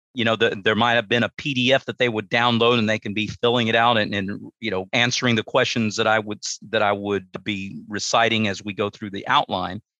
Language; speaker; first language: English; native; English